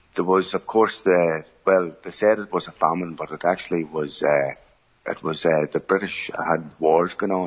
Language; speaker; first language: English; native; English